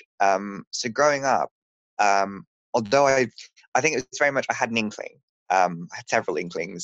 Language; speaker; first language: English; non-native, local second language; Bangla